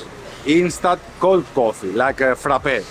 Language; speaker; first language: English; non-native, fluent; Greek